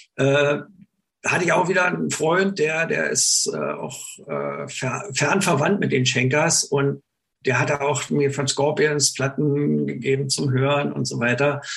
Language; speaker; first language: German; native; German